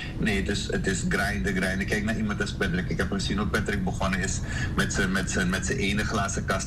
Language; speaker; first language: Dutch; native; Dutch